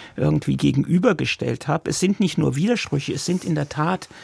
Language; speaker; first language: German; non-native, local second language; Yiddish